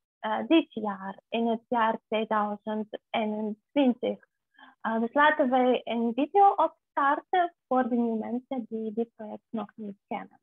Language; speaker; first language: Dutch; non-native, fluent; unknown